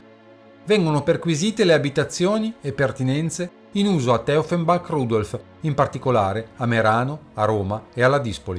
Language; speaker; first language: Italian; native; Italian